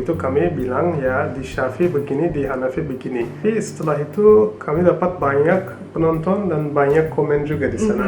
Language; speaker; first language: Indonesian; non-native, fluent; Turkish